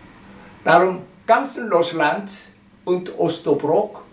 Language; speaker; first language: German; non-native, learner; Korean